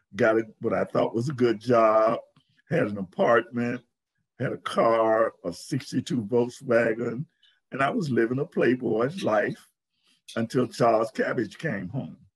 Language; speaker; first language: English; native; English